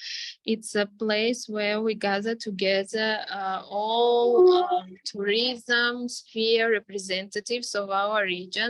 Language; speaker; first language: English; non-native, fluent; Armenian